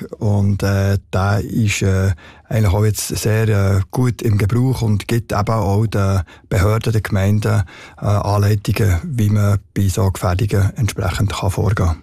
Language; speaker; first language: German; native; German